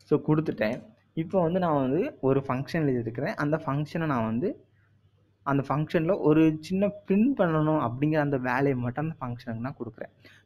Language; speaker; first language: Tamil; native; Tamil